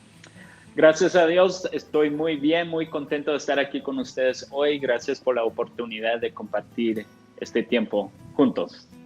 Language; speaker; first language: Spanish; non-native, fluent; English